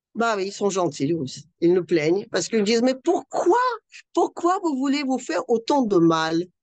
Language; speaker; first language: French; non-native, fluent; Russian